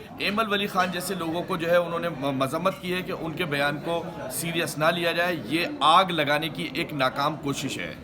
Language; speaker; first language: Urdu; native; Urdu